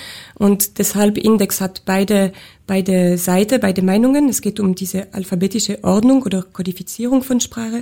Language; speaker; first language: German; non-native, local second language; French